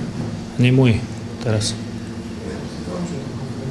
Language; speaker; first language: Polish; non-native, learner; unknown